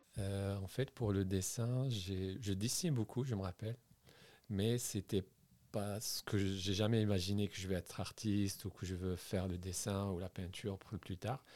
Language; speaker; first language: French; non-native, local second language; Arabic